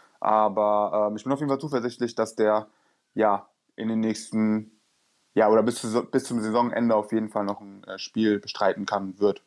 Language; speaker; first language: German; native; German